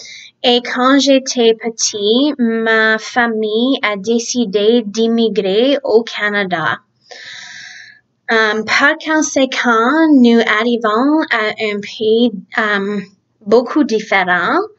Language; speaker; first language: French; early bilingual, other home language; Czech